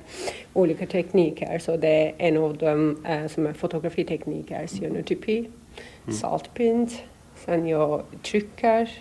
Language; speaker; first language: Swedish; non-native, learner; Turkish